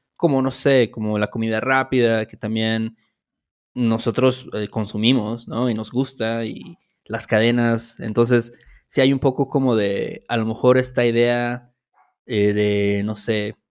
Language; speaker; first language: Spanish; native; Spanish